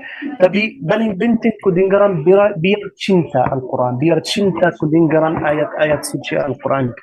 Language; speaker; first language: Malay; non-native, learner; Arabic